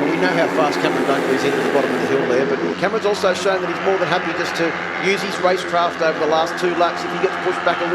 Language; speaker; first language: English; native; English